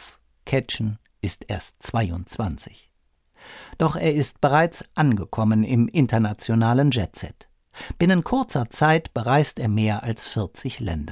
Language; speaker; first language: German; native; German